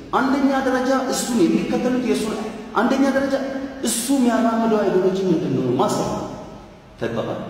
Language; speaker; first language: Amharic; non-native, local second language; Oromo